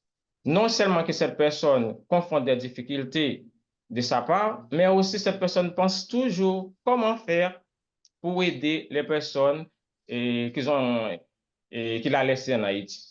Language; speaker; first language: French; non-native, local second language; Haitian Creole